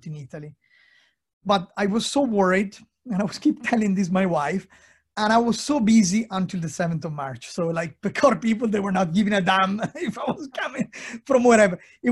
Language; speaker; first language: English; non-native, fluent; Italian